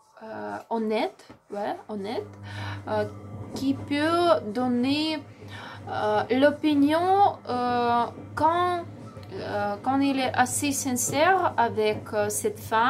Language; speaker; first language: French; non-native, learner; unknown